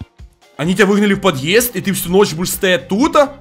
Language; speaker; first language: Russian; native; Russian